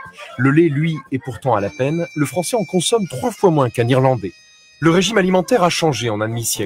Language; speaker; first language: French; non-native, fluent; Spanish